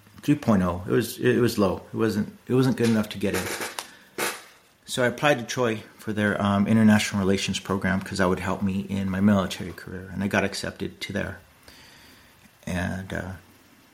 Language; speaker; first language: English; native; English